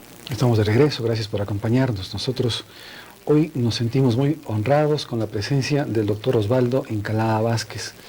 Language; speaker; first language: Spanish; native; Spanish